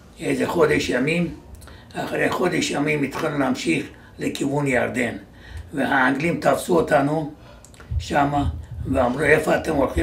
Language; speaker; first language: Hebrew; non-native, fluent; Georgian